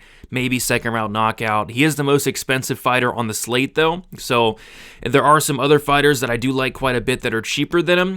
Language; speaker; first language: English; native; English